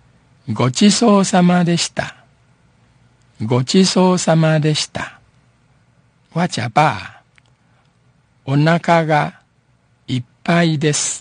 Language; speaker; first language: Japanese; non-native, fluent; Min Nan Chinese